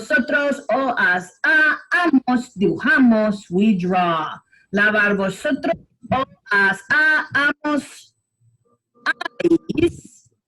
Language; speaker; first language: Spanish; non-native, fluent; English